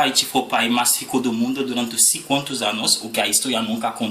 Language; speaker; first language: Portuguese; non-native, learner; Haitian Creole